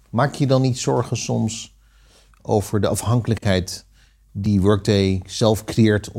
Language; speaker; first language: Dutch; native; Dutch